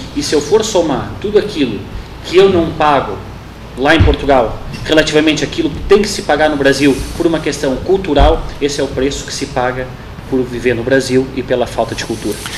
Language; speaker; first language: Portuguese; native; Portuguese